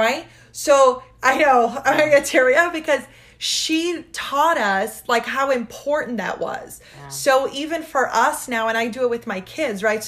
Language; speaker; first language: English; early bilingual, other home language; Portuguese